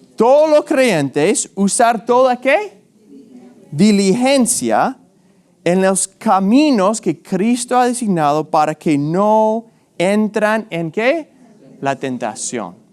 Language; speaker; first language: Spanish; non-native, fluent; English